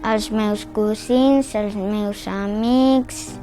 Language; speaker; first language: Catalan; non-native, local second language; Spanish